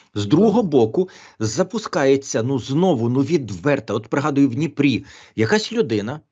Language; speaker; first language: Ukrainian; native; Ukrainian